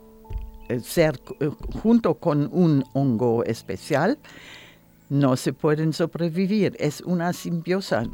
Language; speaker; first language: Spanish; non-native, learner; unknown